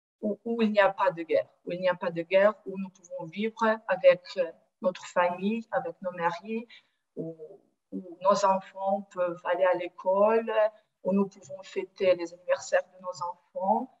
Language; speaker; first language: French; non-native, fluent; Ukrainian